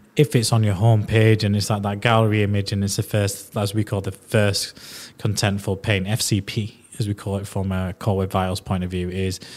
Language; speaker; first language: English; native; English